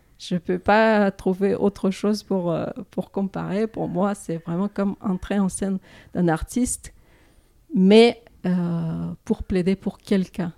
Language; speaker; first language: French; non-native, fluent; Russian